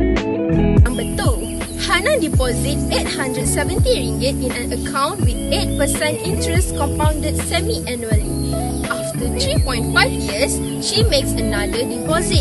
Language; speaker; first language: English; non-native, local second language; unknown